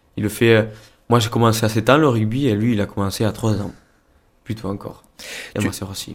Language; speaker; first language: French; non-native, fluent; Spanish